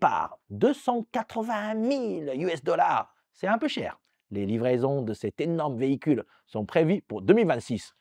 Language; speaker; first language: French; native; French